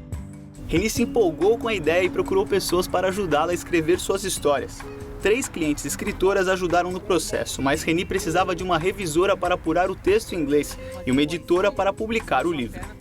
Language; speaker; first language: Portuguese; native; Portuguese